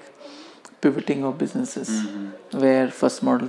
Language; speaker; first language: English; non-native, local second language; Hindi